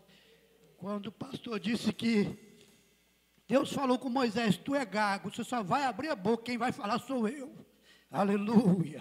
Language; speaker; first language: Portuguese; native; Portuguese